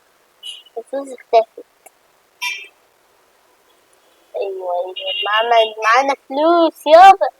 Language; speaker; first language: Arabic; native; Arabic